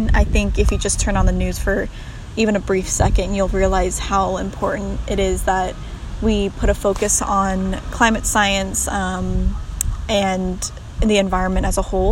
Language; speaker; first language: English; native; English